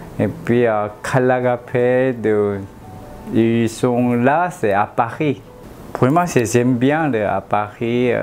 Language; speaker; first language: French; non-native, learner; Korean